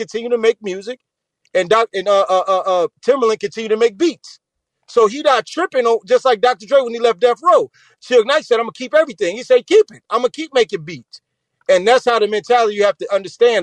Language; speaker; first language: English; native; English